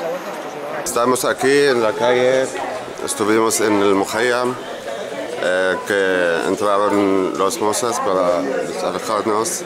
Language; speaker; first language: Spanish; non-native, learner; Arabic